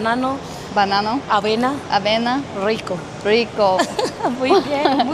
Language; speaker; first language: Spanish; native; Spanish